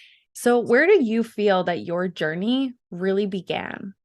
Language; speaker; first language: English; native; English